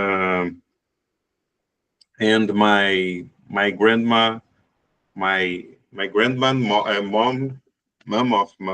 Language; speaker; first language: English; non-native, learner; Portuguese